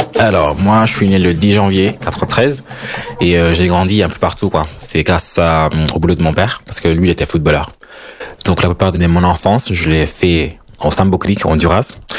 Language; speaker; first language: French; non-native, fluent; Spanish